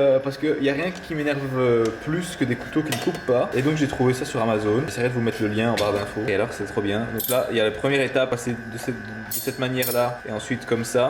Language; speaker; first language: French; native; French